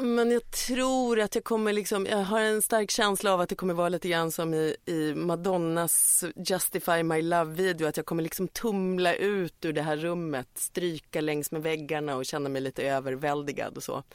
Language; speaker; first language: Swedish; native; Swedish